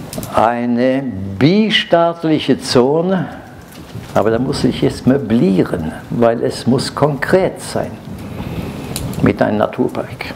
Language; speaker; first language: German; non-native, fluent; Norwegian